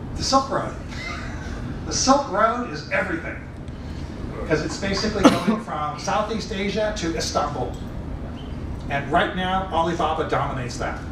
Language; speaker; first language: English; native; English